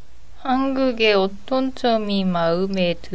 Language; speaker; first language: Korean; non-native, learner; Japanese